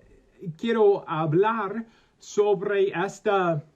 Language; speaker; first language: Spanish; non-native, learner; English